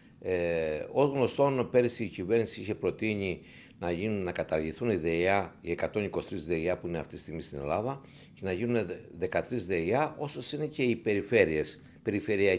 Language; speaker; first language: Greek; native; Greek